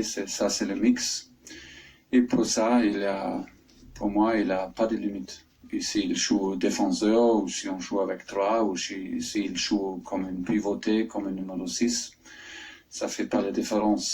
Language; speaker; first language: French; non-native, fluent; German